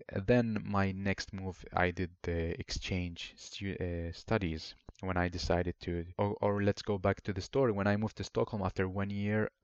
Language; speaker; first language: English; non-native, fluent; Arabic